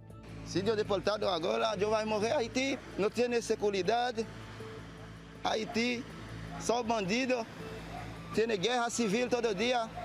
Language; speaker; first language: Portuguese; non-native, learner; Haitian Creole